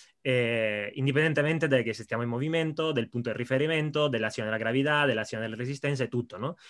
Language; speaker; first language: Italian; native; Italian